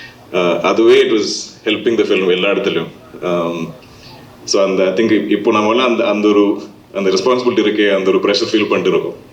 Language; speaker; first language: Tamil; non-native, local second language; Malayalam